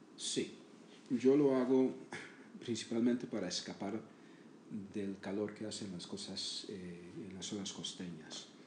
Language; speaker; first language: Spanish; native; Spanish